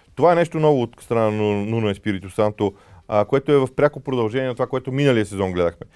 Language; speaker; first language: Bulgarian; native; Bulgarian